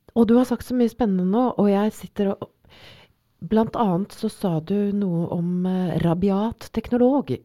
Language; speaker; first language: Norwegian; native; Norwegian